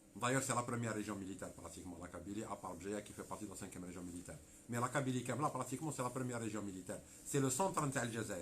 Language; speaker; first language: French; non-native, local second language; Arabic